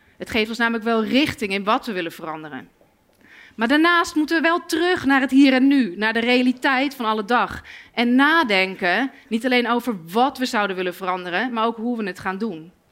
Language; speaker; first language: Dutch; native; Dutch